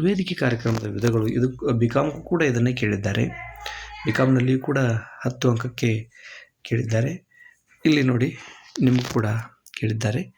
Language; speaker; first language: Kannada; native; Kannada